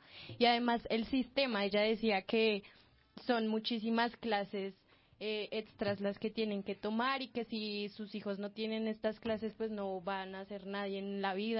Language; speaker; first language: Spanish; native; Spanish